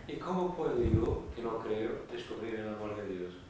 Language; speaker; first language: Spanish; non-native, fluent; Portuguese